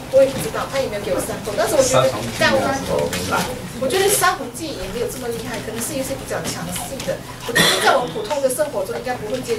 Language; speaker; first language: Chinese; native; Chinese